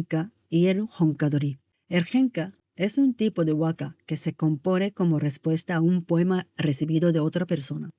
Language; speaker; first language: Spanish; non-native, fluent; Japanese